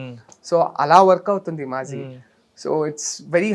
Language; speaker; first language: Telugu; non-native, learner; Kannada